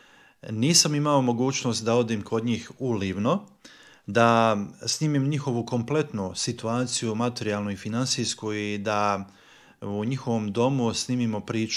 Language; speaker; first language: Croatian; native; Croatian